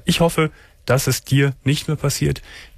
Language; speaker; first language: German; native; German